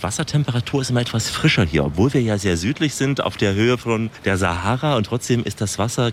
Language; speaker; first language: German; native; German